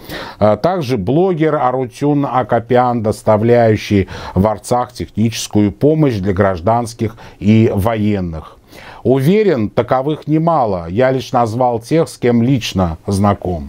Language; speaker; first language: Russian; native; Russian